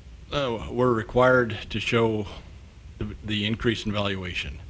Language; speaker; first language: English; native; English